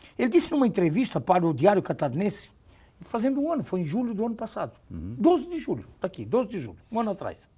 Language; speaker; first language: Portuguese; native; Portuguese